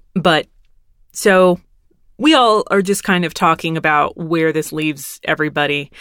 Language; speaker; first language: English; early bilingual, other home language; Spanish